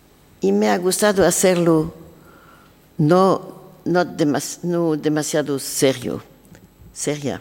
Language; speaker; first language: Spanish; non-native, learner; French